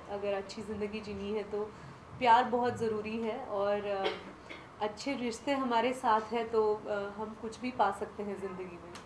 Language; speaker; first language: Hindi; non-native, local second language; Marathi